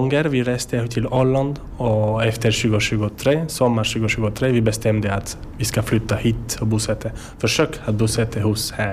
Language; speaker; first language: Swedish; non-native, learner; French